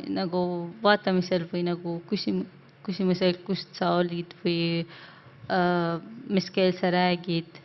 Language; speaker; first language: Estonian; non-native, learner; Arabic